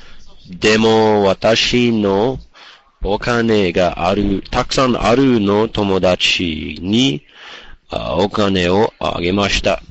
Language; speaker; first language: Japanese; non-native, learner; English